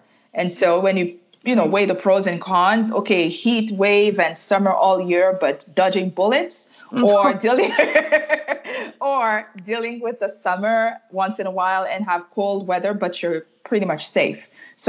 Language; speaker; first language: English; non-native, fluent; French